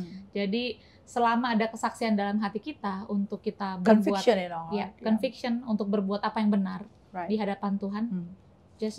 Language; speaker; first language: Indonesian; native; Indonesian